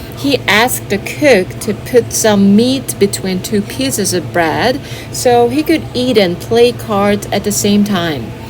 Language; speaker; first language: English; non-native, fluent; Korean